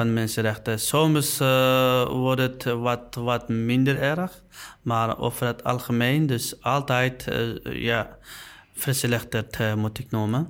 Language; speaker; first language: Dutch; non-native, learner; Uyghur